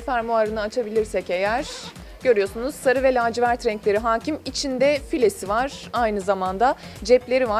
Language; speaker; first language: Turkish; native; Turkish